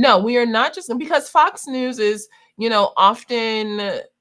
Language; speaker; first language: English; native; English